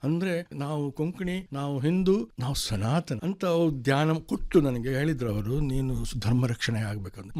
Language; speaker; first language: Kannada; non-native, local second language; Konkani